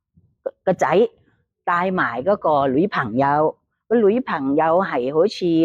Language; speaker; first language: Cantonese; non-native, learner; Thai